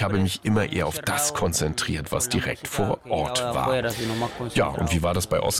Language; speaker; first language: German; native; German